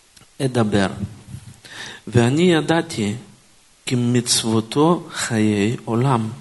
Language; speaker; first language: Hebrew; non-native, fluent; Russian